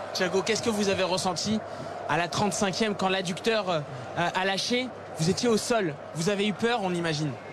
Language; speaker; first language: French; native; French